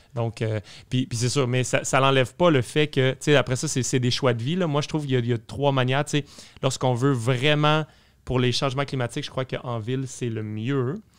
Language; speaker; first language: French; native; French